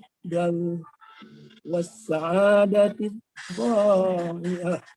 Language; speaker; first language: Arabic; non-native, learner; Indonesian